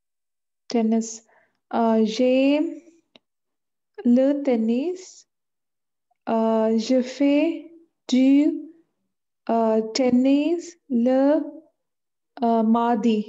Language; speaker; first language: French; non-native, learner; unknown